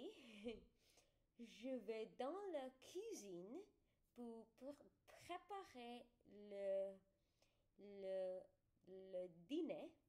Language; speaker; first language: French; non-native, learner; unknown